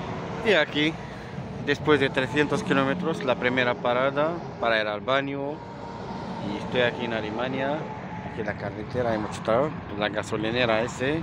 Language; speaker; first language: Spanish; non-native, fluent; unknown